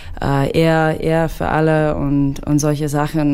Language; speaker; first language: German; non-native, fluent; English